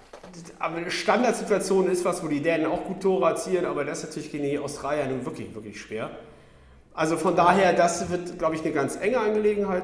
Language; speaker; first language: German; native; German